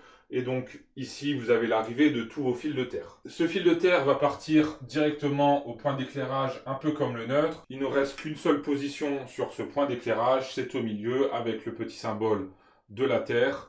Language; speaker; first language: French; native; French